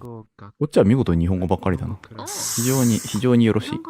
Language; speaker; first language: Japanese; native; Japanese